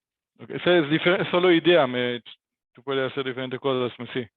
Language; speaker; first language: Spanish; non-native, learner; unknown